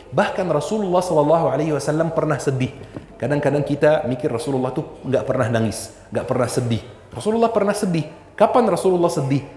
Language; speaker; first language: Indonesian; non-native, fluent; Arabic